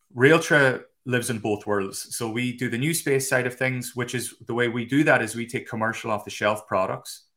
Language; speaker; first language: English; native; English